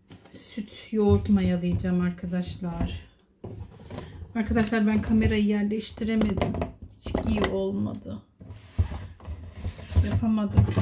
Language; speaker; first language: Turkish; native; Turkish